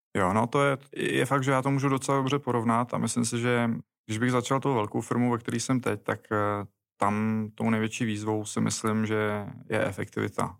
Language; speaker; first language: Czech; native; Czech